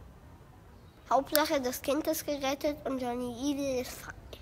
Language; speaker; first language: German; native; German